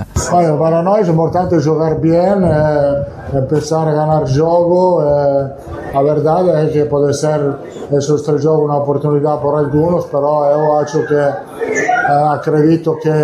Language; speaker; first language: Portuguese; non-native, learner; Italian